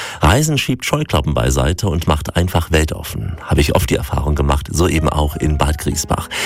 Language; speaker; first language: German; native; German